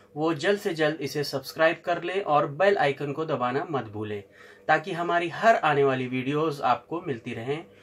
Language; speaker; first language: Hindi; native; Hindi